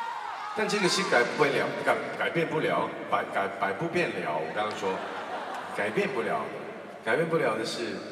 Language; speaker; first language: Chinese; non-native, local second language; Cantonese